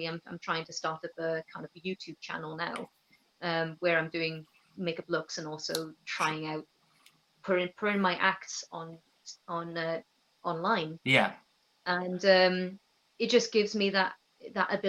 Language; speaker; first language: English; native; English